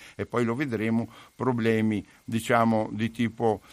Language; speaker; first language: Italian; native; Italian